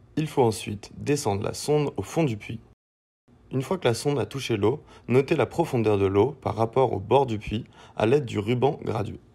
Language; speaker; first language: French; native; French